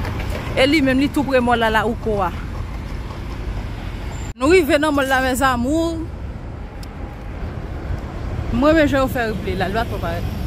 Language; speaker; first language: French; non-native, local second language; Haitian Creole